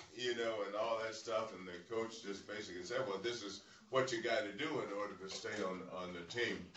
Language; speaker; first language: English; native; English